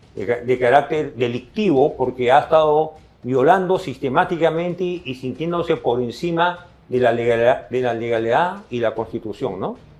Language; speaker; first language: Spanish; native; Spanish